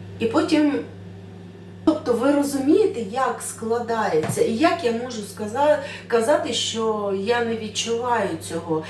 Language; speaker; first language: Ukrainian; non-native, local second language; Russian